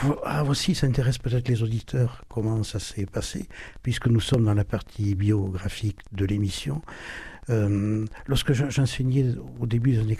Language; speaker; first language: French; non-native, local second language; German